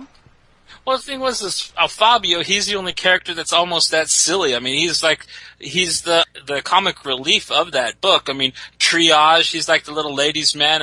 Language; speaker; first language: English; native; English